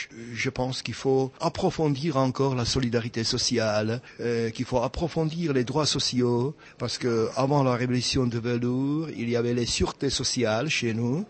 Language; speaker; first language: French; non-native, fluent; Czech